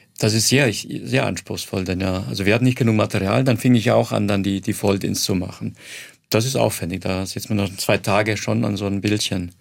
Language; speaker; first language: German; non-native, fluent; Croatian